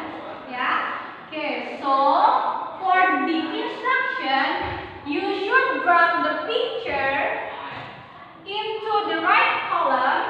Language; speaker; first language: English; non-native, learner; Indonesian